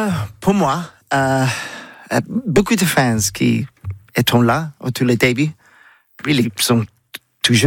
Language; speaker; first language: French; non-native, learner; English